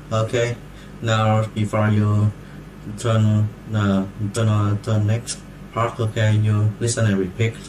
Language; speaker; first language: English; non-native, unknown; Vietnamese